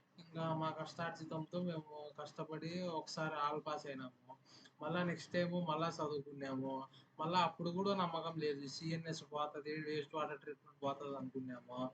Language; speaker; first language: Telugu; native; Telugu